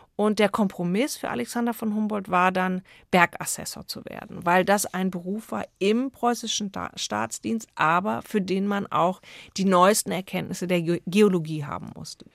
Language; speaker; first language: German; native; German